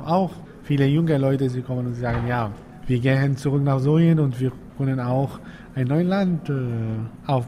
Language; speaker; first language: German; non-native, learner; Arabic